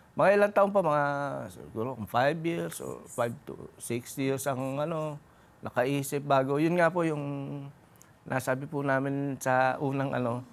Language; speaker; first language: Filipino; native; Filipino